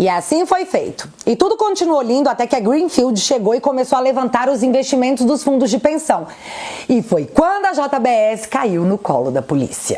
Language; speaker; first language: Portuguese; native; Portuguese